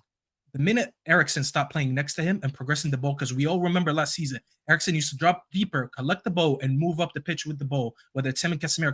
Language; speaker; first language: English; native; English